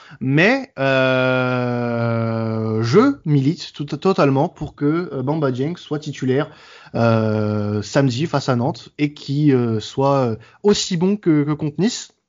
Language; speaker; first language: French; native; French